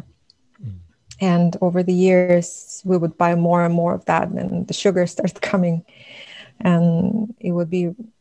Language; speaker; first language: English; non-native, fluent; Buriat